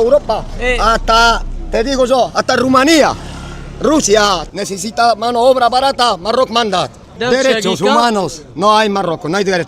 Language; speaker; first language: Spanish; non-native, learner; Arabic